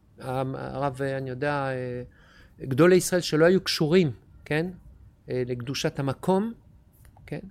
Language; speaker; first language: Hebrew; non-native, fluent; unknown